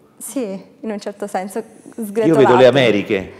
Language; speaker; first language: Italian; native; Italian